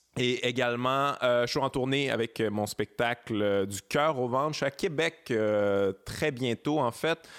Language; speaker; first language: French; native; French